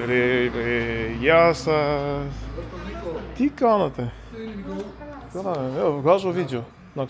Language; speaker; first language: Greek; non-native, fluent; Armenian